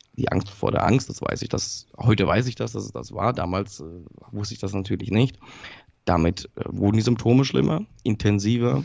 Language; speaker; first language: German; early bilingual, other home language; Polish